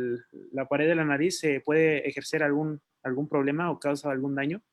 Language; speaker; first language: Spanish; native; Spanish